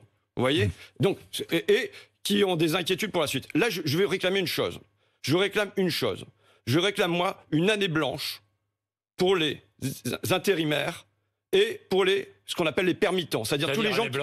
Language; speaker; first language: French; native; French